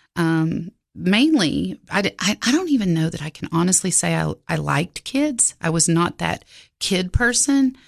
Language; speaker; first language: English; native; English